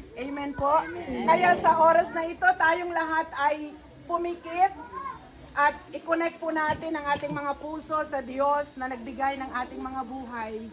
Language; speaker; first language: Filipino; non-native, local second language; Iloko